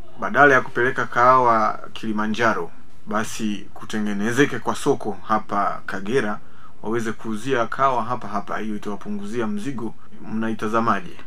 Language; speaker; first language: Swahili; native; Swahili